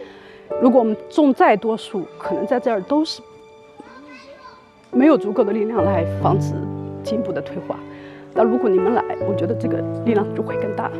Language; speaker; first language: Chinese; native; Chinese